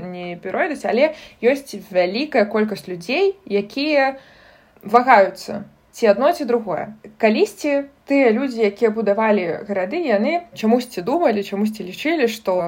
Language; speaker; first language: Belarusian; non-native, local second language; Russian